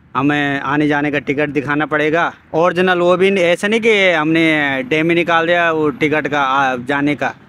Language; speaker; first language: Hindi; native; Hindi